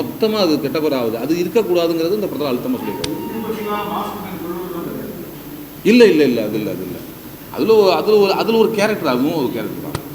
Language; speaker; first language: Tamil; native; Tamil